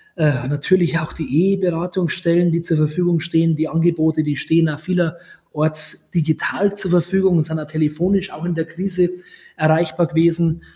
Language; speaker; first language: German; native; German